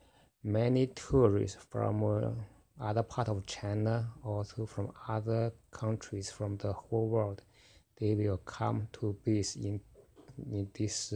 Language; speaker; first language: English; non-native, fluent; Chinese